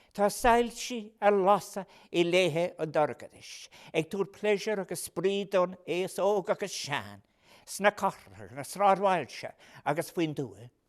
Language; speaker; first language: Irish; non-native, local second language; English